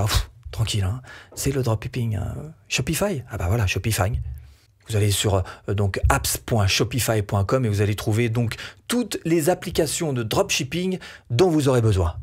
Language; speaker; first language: French; native; French